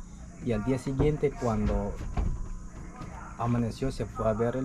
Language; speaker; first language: Spanish; non-native, local second language; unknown